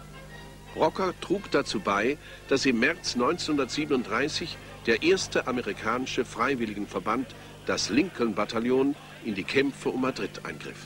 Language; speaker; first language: German; native; German